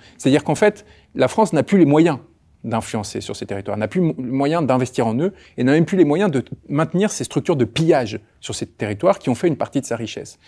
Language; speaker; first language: French; early bilingual, other home language; Spanish